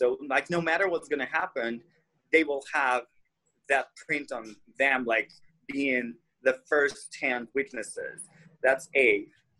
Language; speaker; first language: English; non-native, fluent; Russian